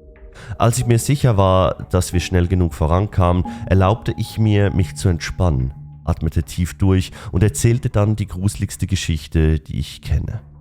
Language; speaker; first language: German; native; German